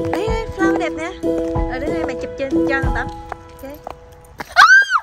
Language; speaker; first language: Vietnamese; native; Vietnamese